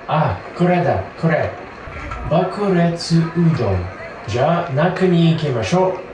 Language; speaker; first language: Japanese; non-native, learner; English